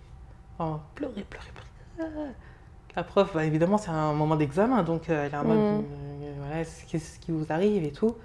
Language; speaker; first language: French; early bilingual, other home language; Lingala